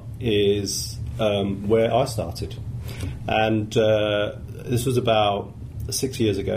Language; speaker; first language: English; native; English